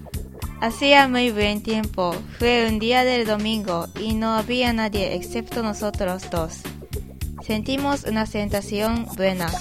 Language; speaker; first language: Spanish; non-native, learner; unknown